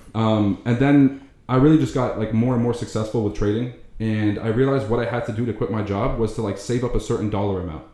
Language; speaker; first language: English; early bilingual, other home language; Arabic